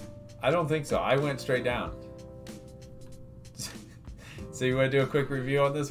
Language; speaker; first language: English; native; English